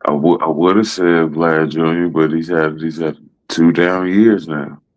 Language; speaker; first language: English; native; English